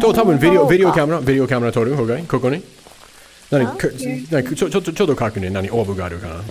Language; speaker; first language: Japanese; non-native, learner; English